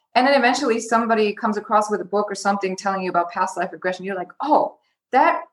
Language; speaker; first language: English; non-native, fluent; German